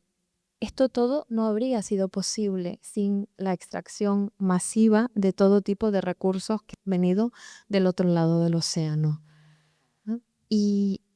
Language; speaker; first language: Spanish; native; Spanish